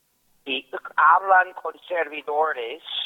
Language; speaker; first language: Spanish; non-native, fluent; English